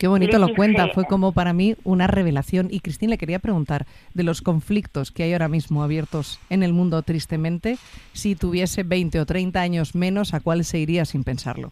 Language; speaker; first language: Spanish; native; Spanish